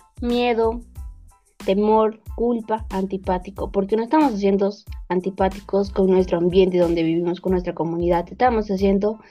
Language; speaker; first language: Spanish; native; Spanish